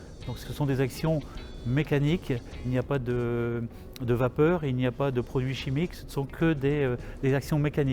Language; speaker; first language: French; native; French